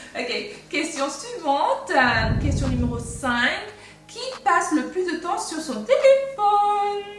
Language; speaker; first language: French; non-native, fluent; English